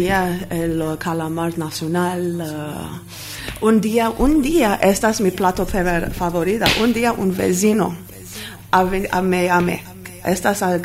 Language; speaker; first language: Spanish; non-native, learner; Armenian